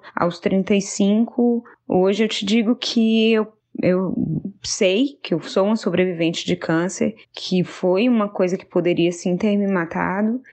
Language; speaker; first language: Portuguese; native; Portuguese